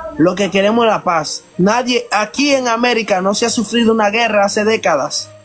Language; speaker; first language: Spanish; non-native, fluent; Haitian Creole